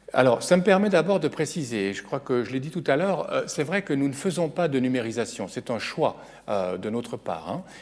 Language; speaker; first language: French; native; French